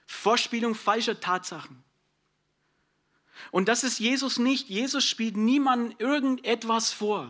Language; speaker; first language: German; native; German